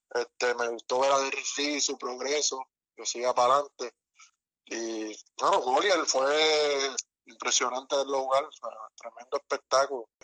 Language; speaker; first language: Spanish; native; Spanish